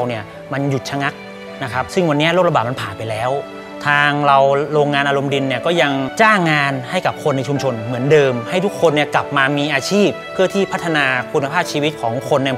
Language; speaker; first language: Thai; native; Thai